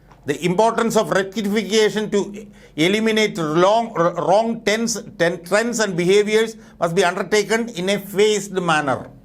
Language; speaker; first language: English; non-native, local second language; Malayalam